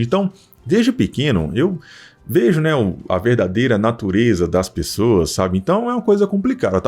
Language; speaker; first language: Portuguese; native; Portuguese